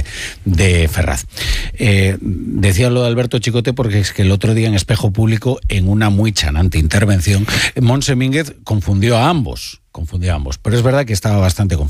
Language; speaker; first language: Spanish; native; Spanish